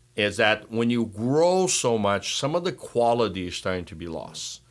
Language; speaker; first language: English; non-native, fluent; Portuguese